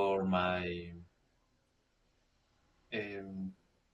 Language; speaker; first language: English; non-native, learner; Spanish